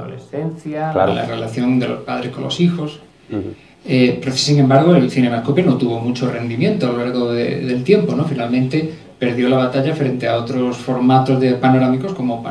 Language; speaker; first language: Spanish; native; Spanish